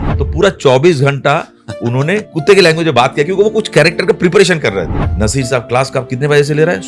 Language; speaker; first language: Hindi; non-native, local second language; Bangla